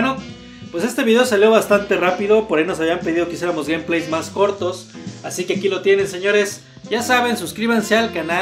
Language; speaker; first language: Spanish; native; Spanish